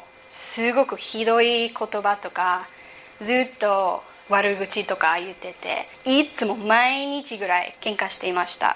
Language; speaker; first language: Japanese; early bilingual, heritage; English